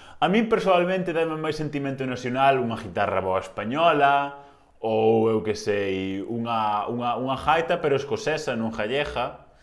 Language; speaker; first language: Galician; native; Galician